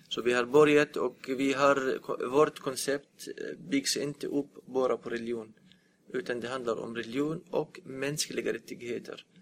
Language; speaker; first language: Swedish; non-native, fluent; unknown